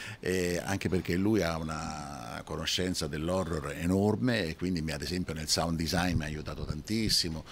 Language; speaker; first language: Italian; native; Italian